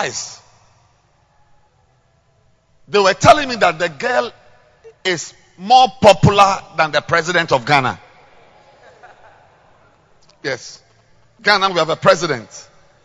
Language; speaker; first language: English; non-native, local second language; Akan